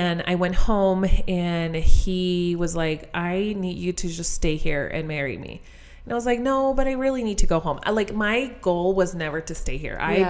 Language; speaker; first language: English; non-native, fluent; Spanish